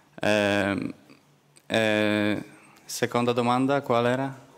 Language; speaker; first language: Italian; non-native, learner; Polish